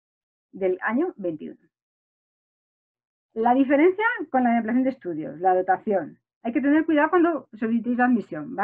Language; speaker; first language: Spanish; native; Spanish